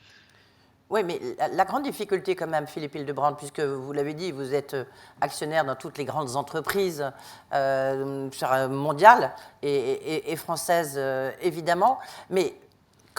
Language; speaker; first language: French; native; French